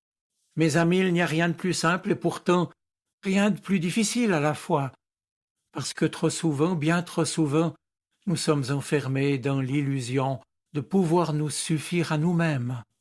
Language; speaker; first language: French; native; French